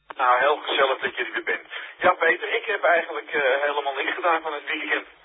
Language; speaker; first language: Dutch; native; Dutch